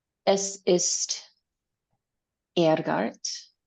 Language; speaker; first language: German; non-native, learner; English